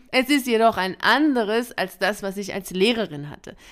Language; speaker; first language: German; early bilingual, other home language; Persian